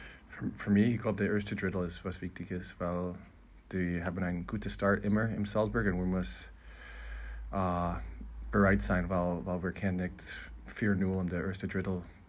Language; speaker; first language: German; non-native, learner; English